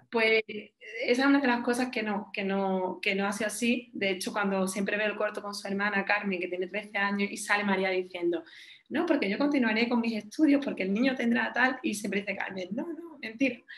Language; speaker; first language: Spanish; native; Spanish